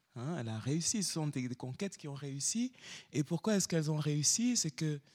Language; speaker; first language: French; native; French